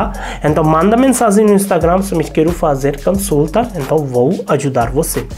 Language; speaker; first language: Portuguese; non-native, learner; Hindi